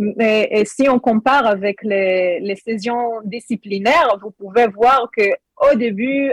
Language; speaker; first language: French; non-native, learner; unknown